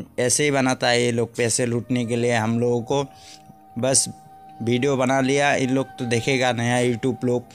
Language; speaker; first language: Hindi; non-native, local second language; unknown